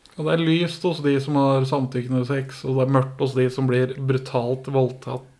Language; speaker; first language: Norwegian; early bilingual, other home language; Persian